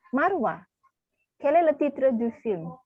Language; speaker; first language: French; non-native, fluent; Indonesian